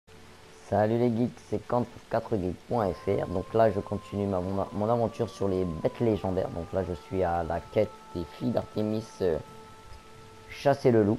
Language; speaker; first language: French; native; French